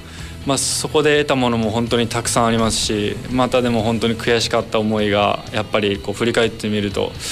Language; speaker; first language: Japanese; native; Japanese